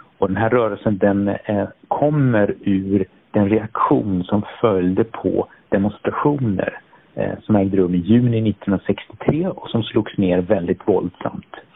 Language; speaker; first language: Swedish; early bilingual, other home language; Persian